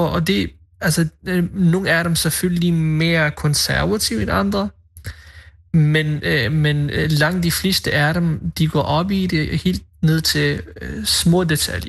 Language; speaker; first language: Danish; early bilingual, other home language; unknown